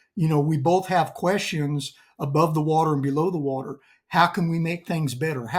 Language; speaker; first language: English; native; English